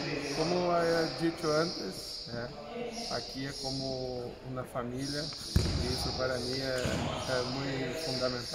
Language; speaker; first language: Spanish; non-native, fluent; Portuguese